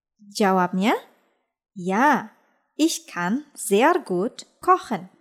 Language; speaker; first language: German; non-native, fluent; Indonesian